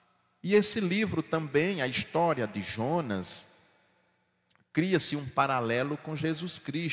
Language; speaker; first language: Portuguese; native; Portuguese